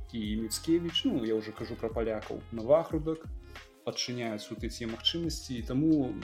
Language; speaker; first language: Belarusian; native; Belarusian